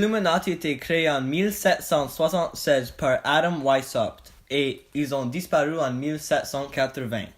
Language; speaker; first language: French; non-native, learner; English